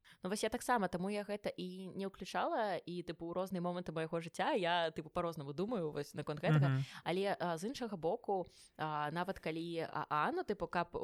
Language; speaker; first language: Belarusian; non-native, local second language; Russian